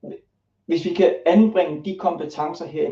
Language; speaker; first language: Danish; early bilingual, other home language; Kalaallisut